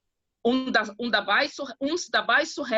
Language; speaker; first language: German; non-native, fluent; Portuguese